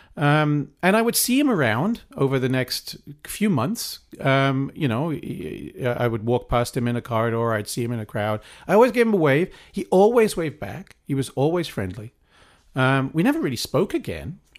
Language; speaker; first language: English; native; English